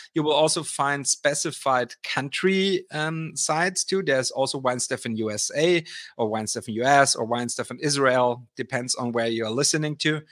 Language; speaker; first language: English; non-native, fluent; German